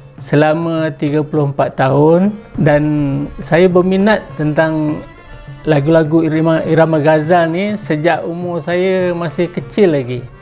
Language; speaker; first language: Malay; native; Malay